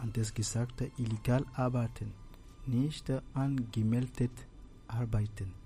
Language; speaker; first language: German; non-native, fluent; French